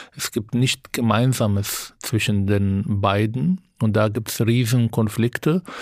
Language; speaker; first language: German; non-native, fluent; Hebrew